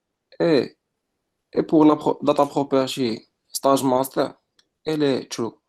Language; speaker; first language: French; non-native, local second language; Arabic